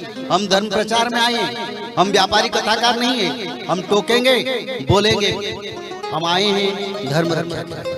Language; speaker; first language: Hindi; non-native, local second language; Odia